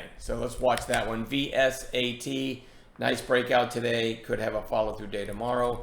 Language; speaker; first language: English; native; English